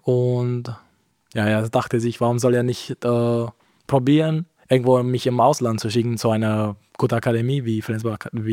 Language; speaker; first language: German; non-native, fluent; Romanian